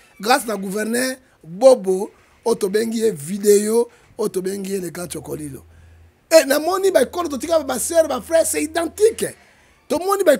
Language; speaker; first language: Lingala; native; Lingala